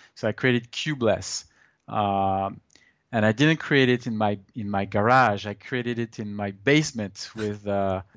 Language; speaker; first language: English; non-native, fluent; French